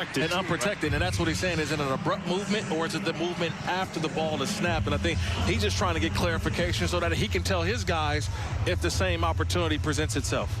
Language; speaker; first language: English; native; English